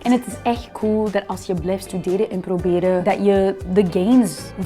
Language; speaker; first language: Dutch; non-native, learner; English